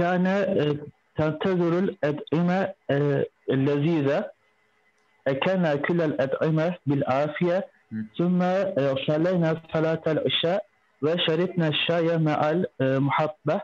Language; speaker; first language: Arabic; non-native, learner; Turkish